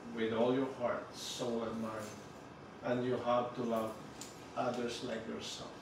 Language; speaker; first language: English; non-native, local second language; Filipino